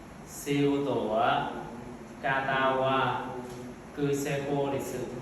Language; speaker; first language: Japanese; non-native, learner; Vietnamese